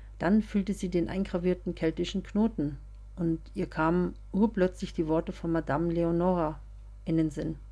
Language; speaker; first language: German; native; German